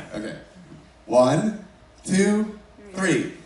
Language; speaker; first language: English; native; English